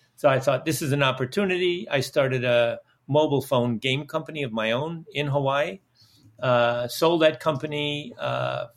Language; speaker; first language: English; early bilingual, other home language; Dutch